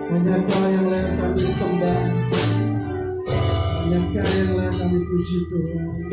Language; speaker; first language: Indonesian; non-native, local second language; Javanese